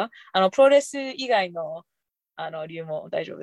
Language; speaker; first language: Japanese; non-native, fluent; English